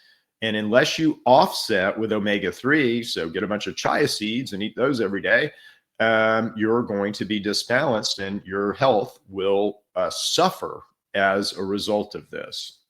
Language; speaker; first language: English; native; English